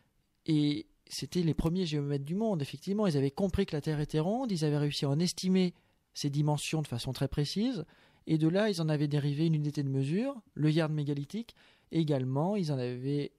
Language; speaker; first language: French; native; French